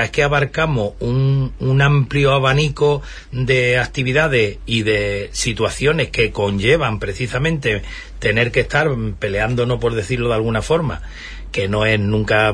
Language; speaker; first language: Spanish; native; Spanish